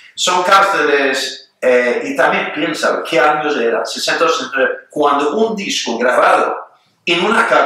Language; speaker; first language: Spanish; non-native, fluent; Swedish